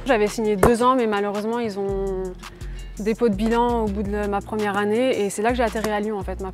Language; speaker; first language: French; native; French